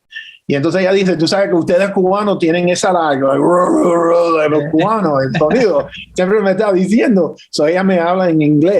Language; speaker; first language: Spanish; early bilingual, heritage; English